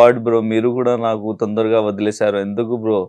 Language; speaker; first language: Telugu; non-native, learner; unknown